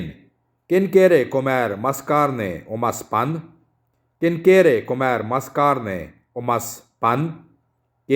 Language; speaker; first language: Spanish; non-native, learner; Urdu